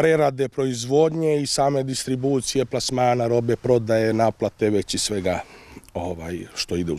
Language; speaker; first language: Serbian; native; Serbian